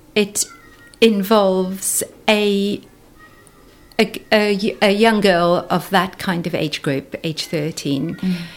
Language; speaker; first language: English; native; English